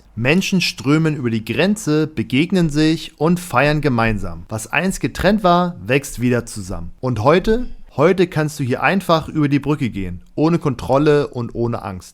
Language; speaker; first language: German; native; German